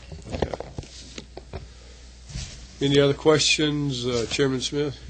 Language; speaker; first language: English; native; English